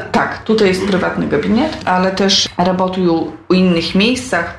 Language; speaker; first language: Polish; non-native, local second language; Ukrainian